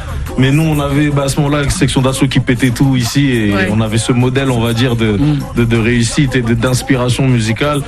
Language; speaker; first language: French; early bilingual, other home language; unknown